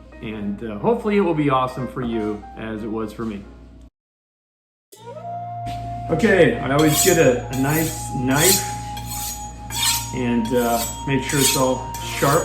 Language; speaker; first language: English; native; English